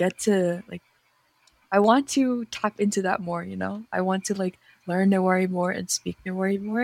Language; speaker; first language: English; native; English